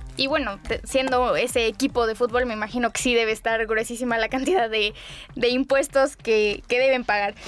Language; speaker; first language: Spanish; native; Spanish